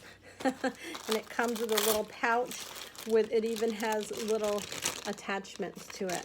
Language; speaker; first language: English; native; English